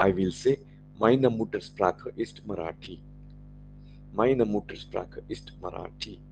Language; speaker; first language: German; non-native, learner; Marathi